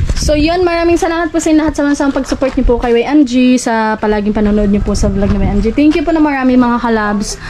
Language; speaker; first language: Filipino; non-native, local second language; Masbatenyo